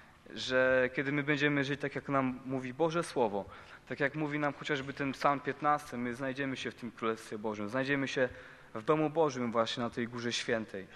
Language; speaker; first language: Polish; native; Polish